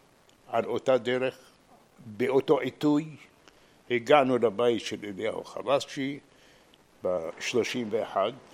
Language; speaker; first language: Hebrew; non-native, fluent; Arabic